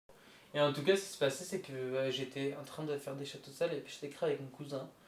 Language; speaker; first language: French; native; French